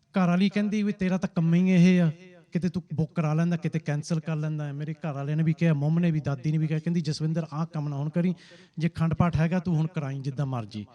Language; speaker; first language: Punjabi; early bilingual, heritage; Punjabi